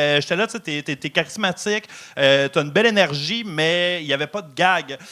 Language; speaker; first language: French; native; French